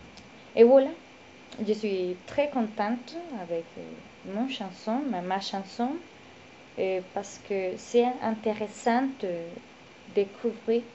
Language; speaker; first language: French; non-native, learner; Spanish